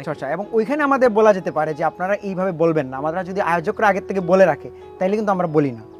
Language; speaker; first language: Bangla; native; Bangla